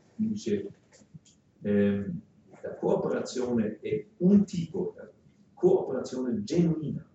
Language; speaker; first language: Italian; non-native, fluent; German